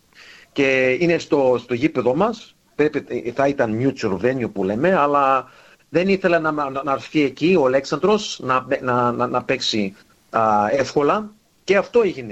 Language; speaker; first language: Greek; early bilingual, heritage; English